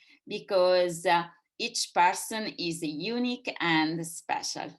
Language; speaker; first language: English; non-native, learner; Italian